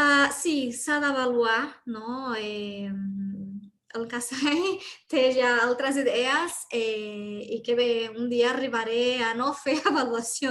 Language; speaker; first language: Catalan; non-native, fluent; Portuguese